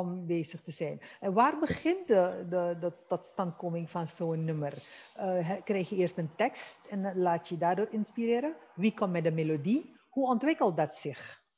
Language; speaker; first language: Dutch; native; Dutch